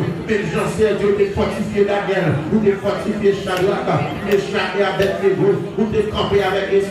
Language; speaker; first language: French; non-native, local second language; Haitian Creole